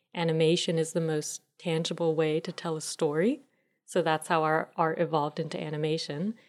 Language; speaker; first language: English; early bilingual, other home language; Italian